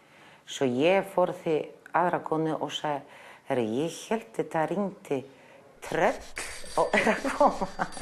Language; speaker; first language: Icelandic; non-native, learner; Polish